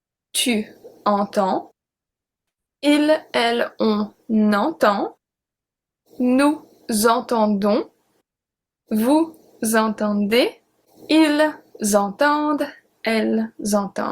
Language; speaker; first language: French; non-native, learner; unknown